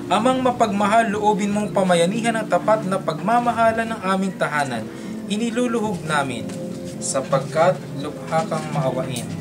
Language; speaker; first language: Filipino; non-native, local second language; Hiligaynon